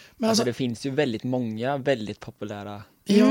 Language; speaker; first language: Swedish; native; Swedish